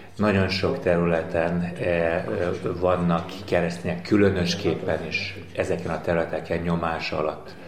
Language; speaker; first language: Hungarian; native; Hungarian